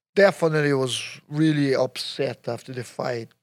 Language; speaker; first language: English; non-native, learner; Portuguese